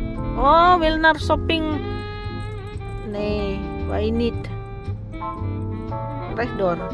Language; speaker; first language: Dutch; non-native, learner; Indonesian